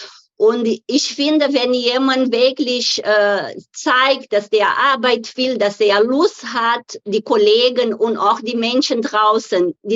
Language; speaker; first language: German; non-native, fluent; Portuguese